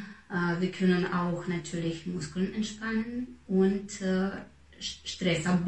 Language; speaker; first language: German; non-native, fluent; Russian